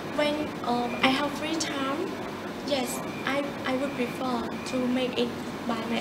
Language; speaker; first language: English; non-native, learner; Khmer